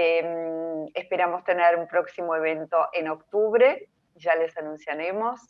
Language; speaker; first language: Spanish; native; Spanish